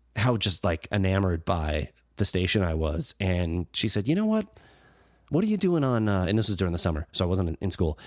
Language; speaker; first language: English; native; English